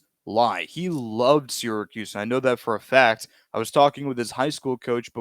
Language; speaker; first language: English; native; English